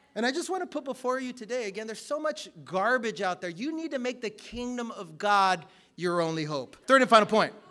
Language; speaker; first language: English; native; English